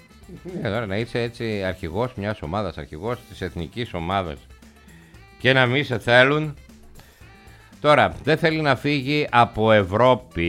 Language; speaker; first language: Greek; native; Greek